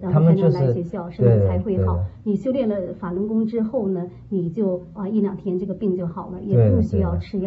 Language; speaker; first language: Chinese; native; Chinese